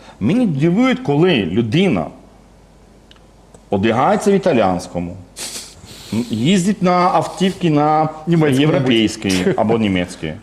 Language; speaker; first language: Ukrainian; non-native, fluent; Georgian